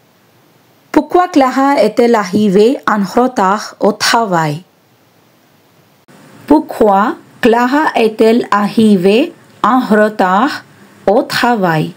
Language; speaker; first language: French; non-native, fluent; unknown